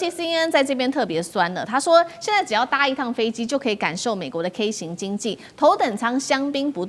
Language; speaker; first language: Chinese; native; Chinese